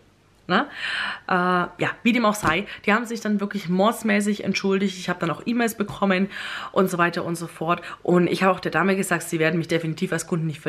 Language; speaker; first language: German; native; German